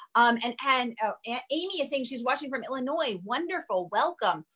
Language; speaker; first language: English; native; English